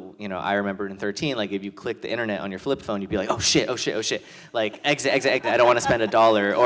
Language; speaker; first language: English; native; English